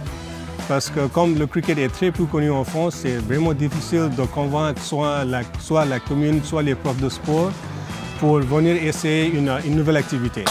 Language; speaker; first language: French; non-native, fluent; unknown